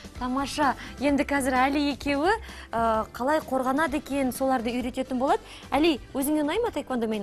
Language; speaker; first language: Kazakh; native; Kazakh